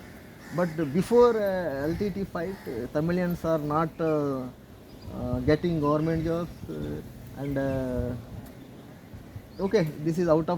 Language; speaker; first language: English; non-native, learner; Telugu